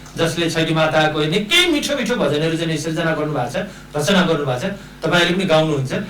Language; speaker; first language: Nepali; native; Nepali